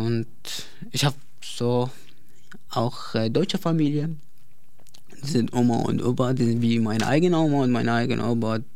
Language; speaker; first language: German; non-native, learner; Arabic